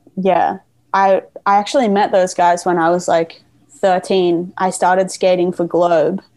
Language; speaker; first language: English; native; English